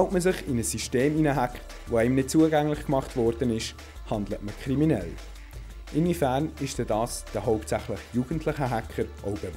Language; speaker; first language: German; native; German